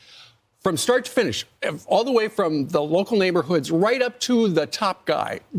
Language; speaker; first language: English; native; English